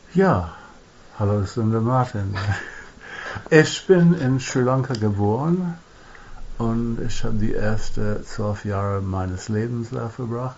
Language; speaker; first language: German; non-native, fluent; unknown